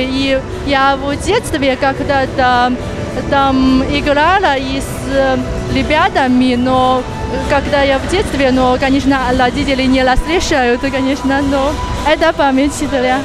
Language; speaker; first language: Russian; non-native, fluent; Chinese